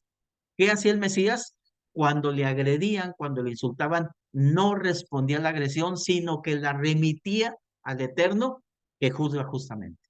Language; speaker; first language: Spanish; native; Spanish